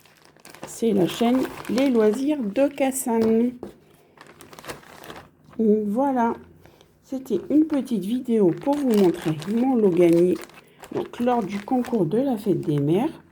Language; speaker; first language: French; native; French